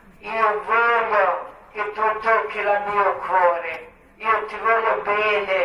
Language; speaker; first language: Italian; non-native, learner; Croatian